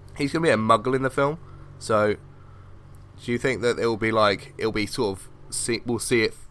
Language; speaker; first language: English; native; English